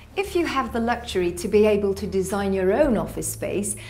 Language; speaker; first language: English; non-native, fluent; Dutch